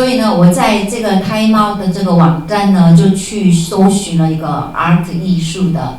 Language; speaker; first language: Chinese; native; Chinese